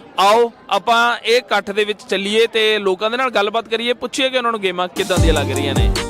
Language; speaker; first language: Punjabi; native; Punjabi